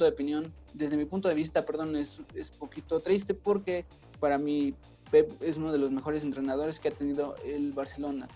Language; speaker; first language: Spanish; native; Spanish